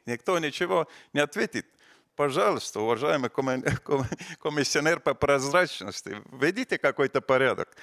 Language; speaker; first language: Russian; non-native, fluent; Estonian